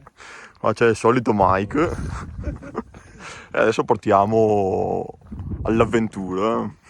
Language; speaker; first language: Italian; native; Italian